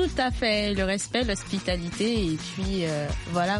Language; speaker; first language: French; non-native, local second language; Bambara